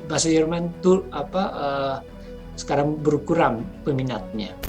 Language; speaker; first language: Indonesian; non-native, fluent; Japanese